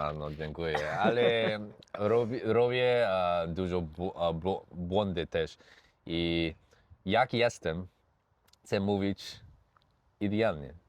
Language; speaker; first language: Polish; non-native, learner; English